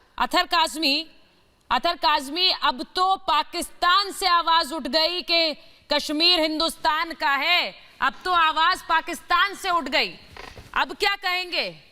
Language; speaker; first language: Hindi; native; Hindi